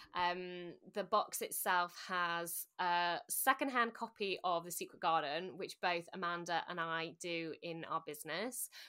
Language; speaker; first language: English; native; English